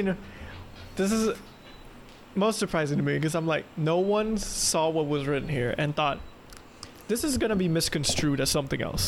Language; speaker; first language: English; non-native, fluent; Spanish